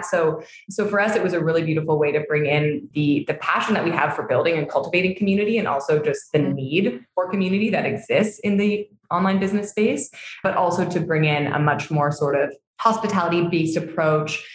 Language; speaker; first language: English; native; English